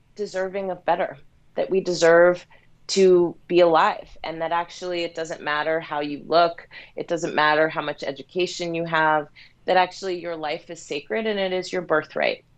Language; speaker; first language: English; native; English